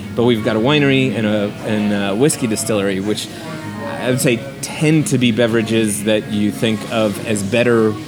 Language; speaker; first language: English; native; English